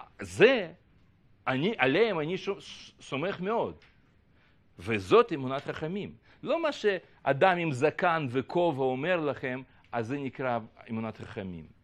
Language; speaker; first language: Hebrew; non-native, fluent; Russian